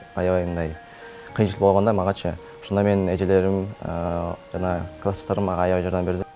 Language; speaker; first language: Kyrgyz; native; Kyrgyz